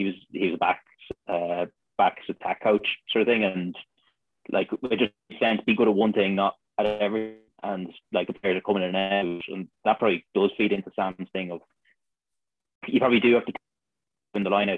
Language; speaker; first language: English; native; English